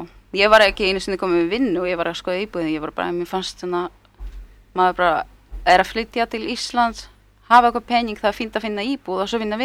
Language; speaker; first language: Icelandic; early bilingual, heritage; Polish